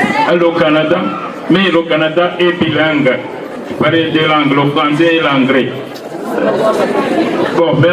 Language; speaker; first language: French; non-native, local second language; Kinyarwanda